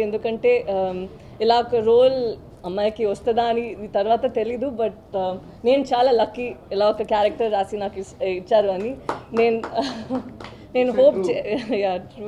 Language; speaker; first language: Telugu; non-native, learner; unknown